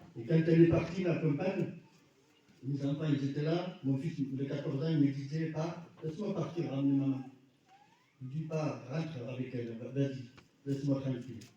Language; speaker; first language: French; early bilingual, other home language; Arabic